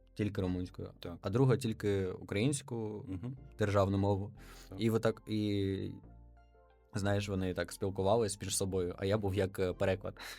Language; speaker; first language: Ukrainian; native; Ukrainian